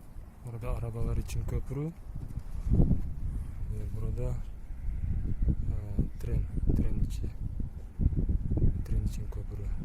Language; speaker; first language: Turkish; non-native, learner; Bashkir